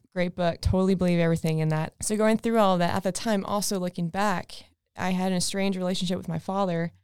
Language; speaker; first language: English; native; English